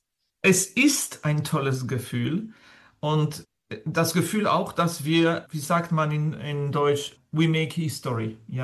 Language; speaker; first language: German; non-native, fluent; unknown